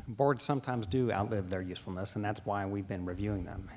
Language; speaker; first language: English; native; English